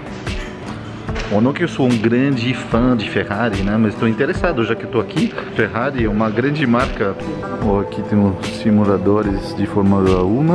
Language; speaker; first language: Portuguese; non-native, fluent; French